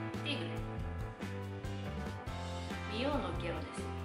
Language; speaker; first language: Spanish; non-native, learner; Japanese